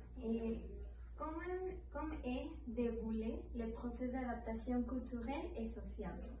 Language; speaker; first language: French; non-native, learner; Spanish